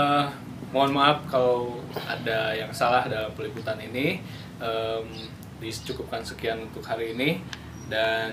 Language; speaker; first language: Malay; non-native, local second language; Sundanese